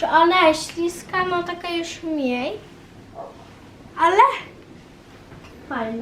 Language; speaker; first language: Polish; native; Polish